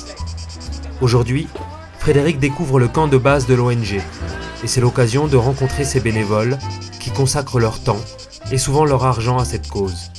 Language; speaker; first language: French; native; French